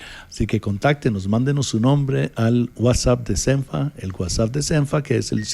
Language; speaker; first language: Spanish; native; Spanish